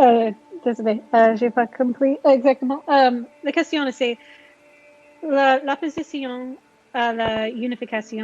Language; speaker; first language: French; non-native, fluent; English